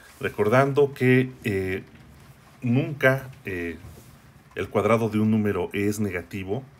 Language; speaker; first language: Spanish; native; Spanish